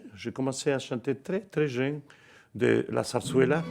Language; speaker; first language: French; non-native, fluent; Spanish